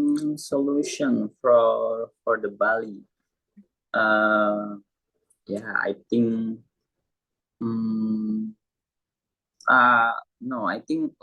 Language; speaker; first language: English; non-native, learner; Indonesian